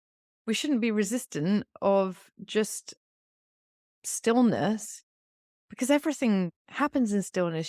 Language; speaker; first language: English; native; English